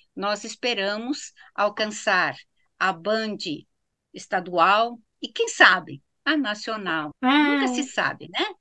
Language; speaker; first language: Portuguese; native; Portuguese